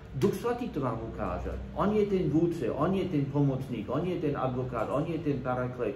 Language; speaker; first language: Czech; non-native, learner; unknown